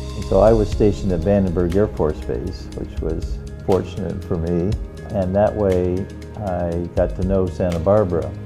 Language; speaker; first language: English; native; English